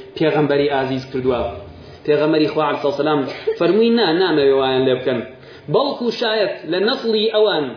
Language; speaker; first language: Central Kurdish; native; Central Kurdish